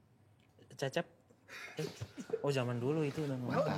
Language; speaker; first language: Indonesian; native; Indonesian